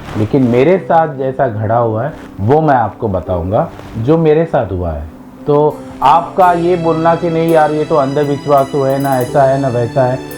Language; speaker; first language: Hindi; non-native, local second language; Malayalam